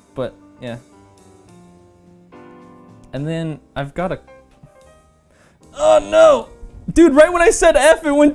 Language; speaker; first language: English; native; English